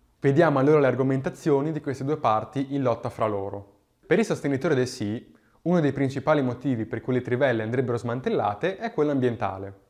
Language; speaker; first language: Italian; native; Italian